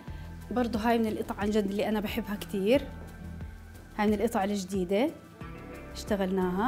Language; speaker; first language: Arabic; native; Arabic